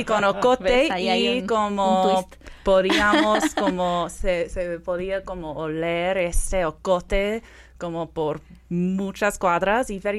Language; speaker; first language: Spanish; non-native, fluent; English